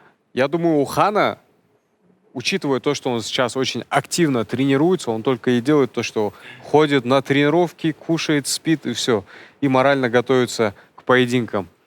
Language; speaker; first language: Russian; non-native, local second language; Kazakh